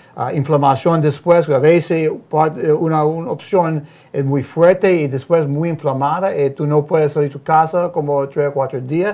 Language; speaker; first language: Spanish; non-native, learner; English